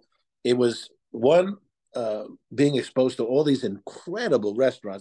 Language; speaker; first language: English; native; English